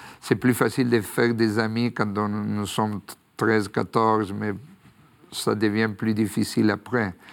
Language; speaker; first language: French; non-native, fluent; Spanish